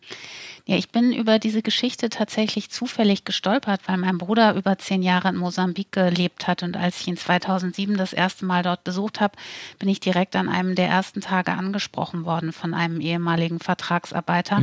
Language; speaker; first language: German; native; German